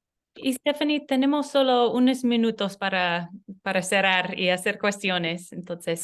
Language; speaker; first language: Spanish; non-native, learner; English